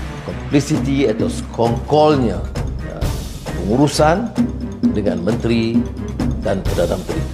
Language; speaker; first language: Malay; native; Malay